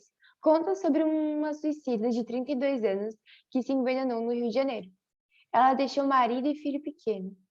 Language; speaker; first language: Portuguese; native; Portuguese